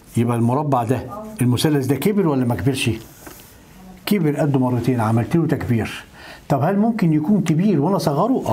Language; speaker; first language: Arabic; native; Arabic